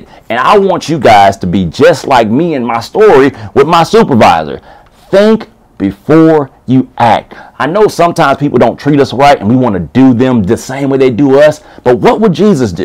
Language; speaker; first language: English; native; English